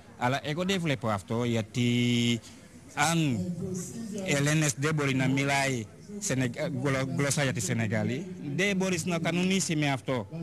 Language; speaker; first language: Greek; non-native, learner; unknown